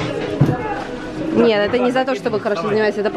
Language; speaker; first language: Russian; native; Russian